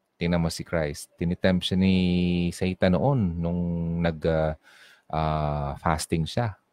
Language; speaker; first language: Filipino; non-native, local second language; Bikol